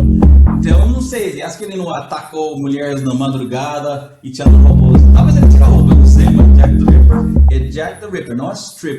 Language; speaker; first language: Portuguese; non-native, fluent; English